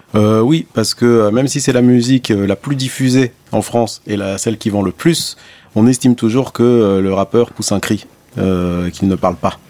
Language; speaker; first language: French; non-native, local second language; Arabic